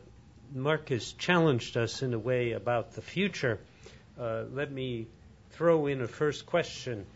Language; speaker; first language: English; native; English